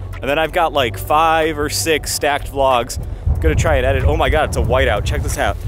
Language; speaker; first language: English; native; English